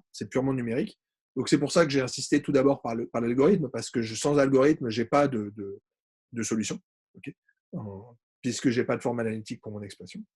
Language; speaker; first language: French; native; French